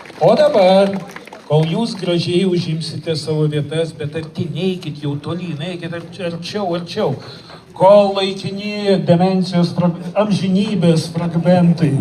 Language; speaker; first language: Lithuanian; native; Lithuanian